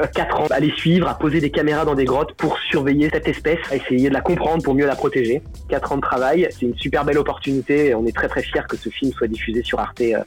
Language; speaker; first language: French; native; French